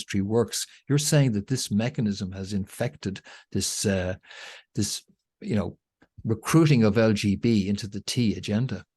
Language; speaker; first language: English; native; English